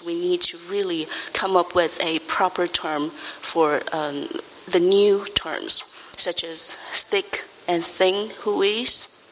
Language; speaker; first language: English; non-native, fluent; Chinese